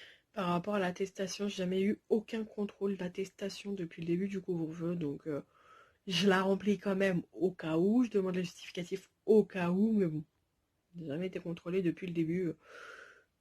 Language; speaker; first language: French; native; French